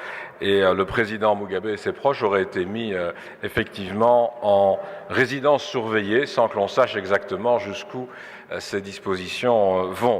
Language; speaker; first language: French; native; French